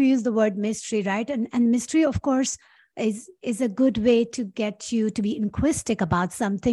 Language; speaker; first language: English; non-native, local second language; Urdu